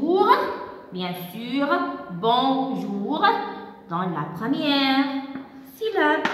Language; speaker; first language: French; non-native, local second language; Arabic